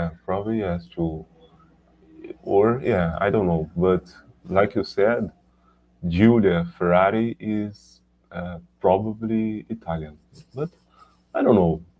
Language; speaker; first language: English; non-native, learner; Portuguese